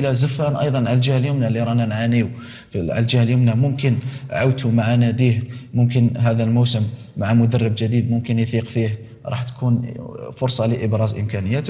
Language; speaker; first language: Arabic; native; Arabic